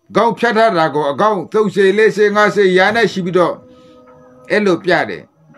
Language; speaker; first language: Burmese; native; Burmese